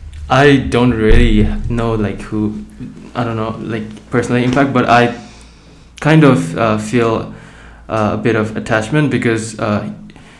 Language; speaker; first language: English; non-native, local second language; Tibetan